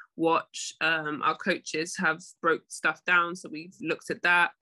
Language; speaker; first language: English; native; English